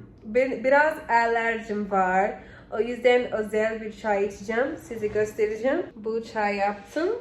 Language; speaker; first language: Turkish; non-native, learner; English